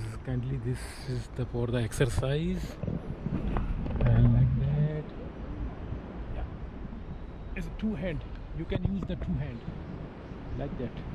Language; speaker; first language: English; non-native, learner; Urdu